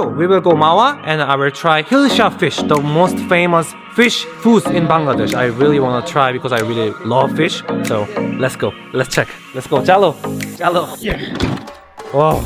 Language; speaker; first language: English; non-native, fluent; Korean